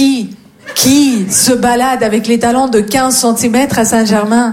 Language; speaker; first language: French; non-native, fluent; Russian